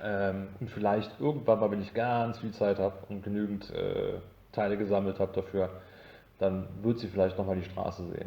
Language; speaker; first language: German; native; German